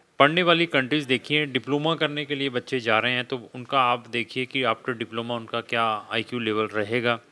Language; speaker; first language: Hindi; non-native, local second language; Punjabi